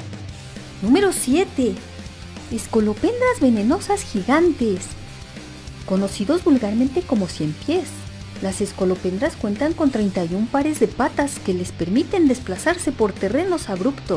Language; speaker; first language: Spanish; native; Spanish